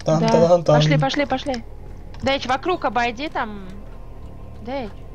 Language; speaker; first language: Russian; native; Russian